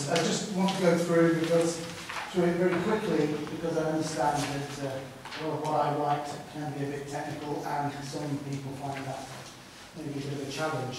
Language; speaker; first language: English; native; English